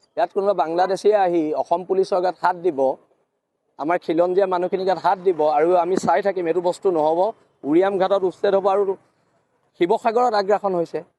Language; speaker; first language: Assamese; native; Assamese